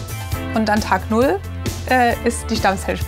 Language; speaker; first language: German; native; German